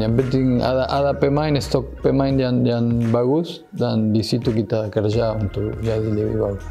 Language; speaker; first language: Indonesian; non-native, fluent; Spanish